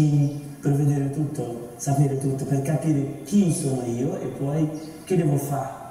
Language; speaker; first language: Italian; non-native, fluent; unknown